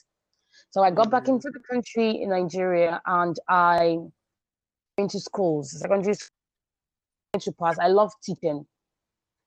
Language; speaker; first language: English; non-native, local second language; Igbo